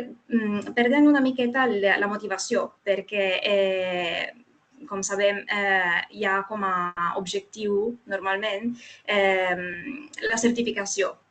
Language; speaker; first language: Catalan; non-native, fluent; Italian